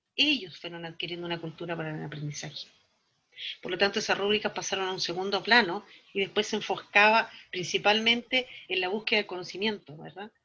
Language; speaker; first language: Spanish; native; Spanish